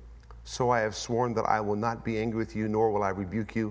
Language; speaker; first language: English; native; English